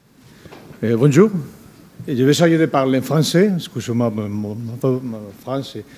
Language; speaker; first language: French; non-native, learner; Spanish